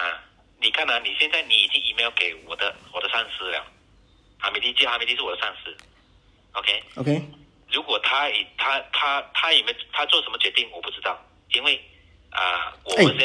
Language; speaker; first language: Chinese; native; Chinese